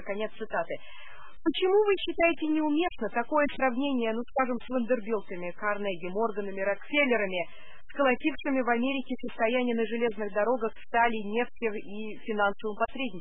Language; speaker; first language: Russian; native; Russian